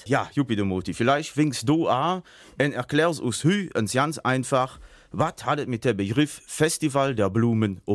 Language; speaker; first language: German; native; German